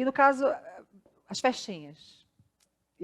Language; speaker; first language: Portuguese; native; Portuguese